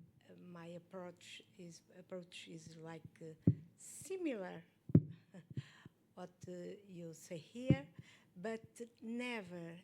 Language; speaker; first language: English; non-native, learner; Portuguese